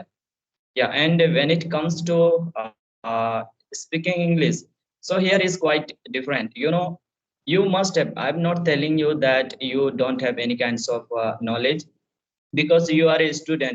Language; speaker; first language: English; non-native, fluent; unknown